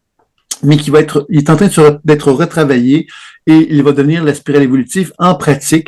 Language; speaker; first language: French; native; French